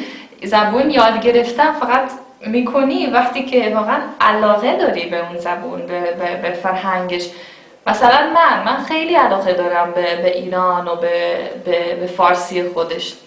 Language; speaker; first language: Persian; non-native, fluent; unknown